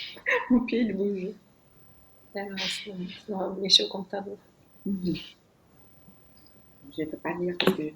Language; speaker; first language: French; non-native, fluent; Portuguese